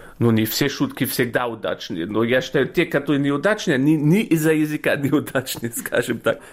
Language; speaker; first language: Russian; non-native, fluent; German